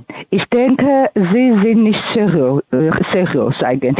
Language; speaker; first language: German; non-native, fluent; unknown